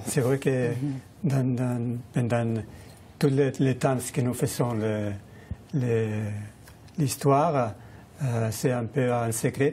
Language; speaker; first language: French; non-native, learner; Spanish